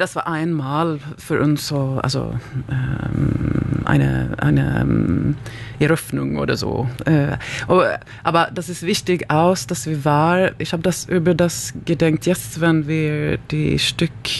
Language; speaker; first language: German; non-native, learner; Swedish